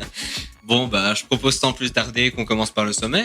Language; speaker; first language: French; native; French